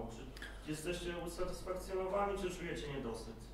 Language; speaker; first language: Polish; native; Polish